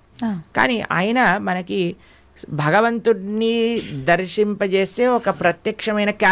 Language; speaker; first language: Telugu; native; Telugu